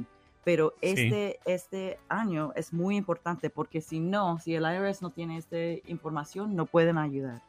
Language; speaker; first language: Spanish; early bilingual, heritage; English